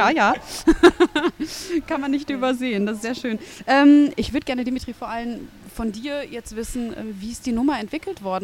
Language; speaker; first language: German; native; German